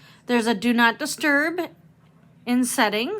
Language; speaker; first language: English; native; English